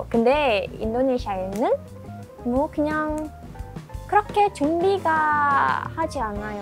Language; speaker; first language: Korean; non-native, learner; Indonesian